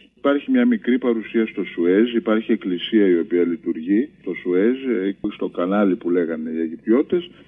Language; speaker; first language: Greek; early bilingual, heritage; Greek